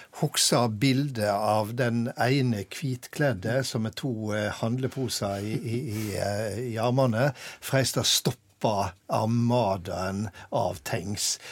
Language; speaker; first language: Norwegian; native; Norwegian